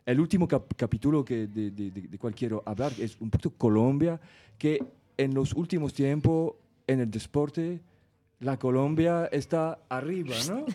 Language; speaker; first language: Spanish; non-native, fluent; French